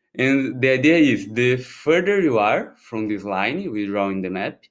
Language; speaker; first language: English; non-native, fluent; Portuguese